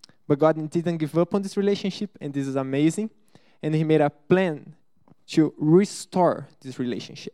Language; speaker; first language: English; non-native, fluent; Portuguese